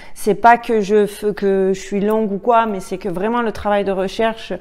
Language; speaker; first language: French; native; French